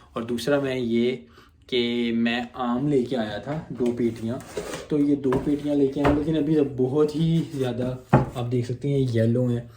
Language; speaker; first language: Urdu; native; Urdu